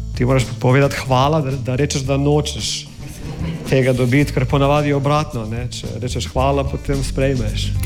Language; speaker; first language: Slovenian; non-native, fluent; English